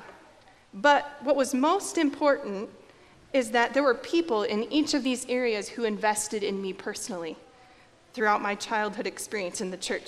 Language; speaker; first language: English; native; English